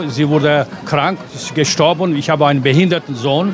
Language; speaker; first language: German; non-native, fluent; Turkish